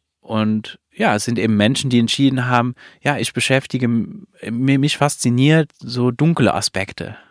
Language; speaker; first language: German; non-native, fluent; Luxembourgish